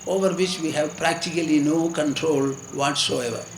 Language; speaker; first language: English; non-native, local second language; Malayalam